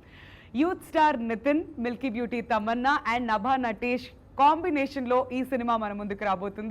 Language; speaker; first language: Telugu; native; Telugu